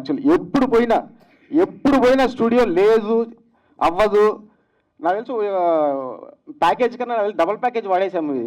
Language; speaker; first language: Telugu; native; Telugu